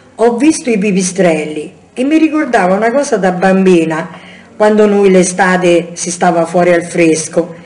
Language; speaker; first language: Italian; native; Italian